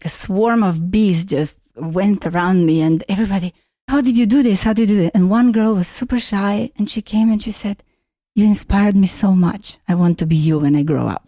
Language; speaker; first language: English; non-native, fluent; Macedonian